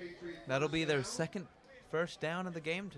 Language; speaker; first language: English; native; English